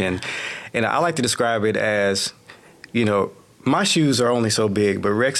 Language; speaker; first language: English; native; English